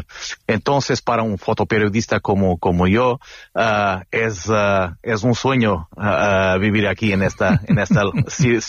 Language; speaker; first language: Spanish; non-native, fluent; Portuguese